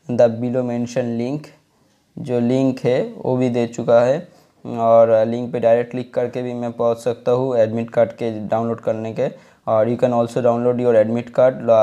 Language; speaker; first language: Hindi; non-native, local second language; Bangla